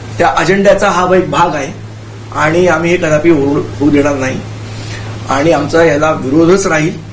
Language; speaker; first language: Marathi; native; Marathi